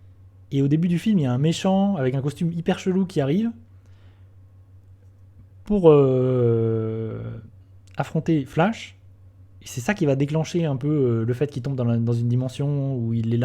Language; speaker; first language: French; native; French